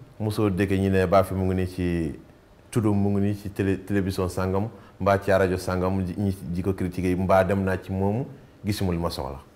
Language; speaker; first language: Wolof; non-native, local second language; Bambara